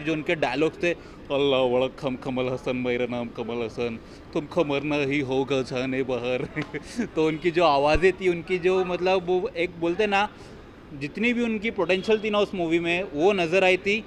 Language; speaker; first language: Hindi; native; Hindi